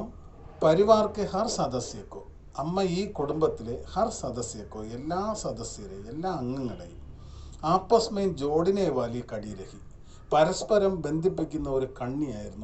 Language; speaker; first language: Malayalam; native; Malayalam